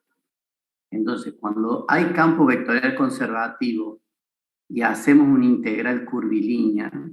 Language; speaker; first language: Spanish; native; Spanish